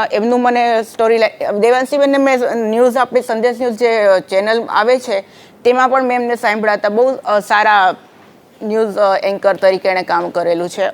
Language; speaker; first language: Gujarati; native; Gujarati